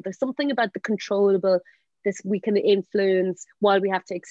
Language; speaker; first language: English; native; English